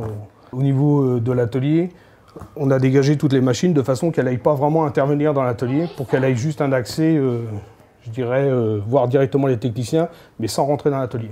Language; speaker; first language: French; native; French